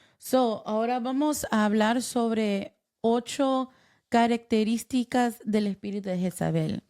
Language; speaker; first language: Spanish; early bilingual, heritage; Spanish